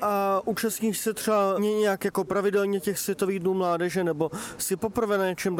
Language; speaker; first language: Czech; native; Czech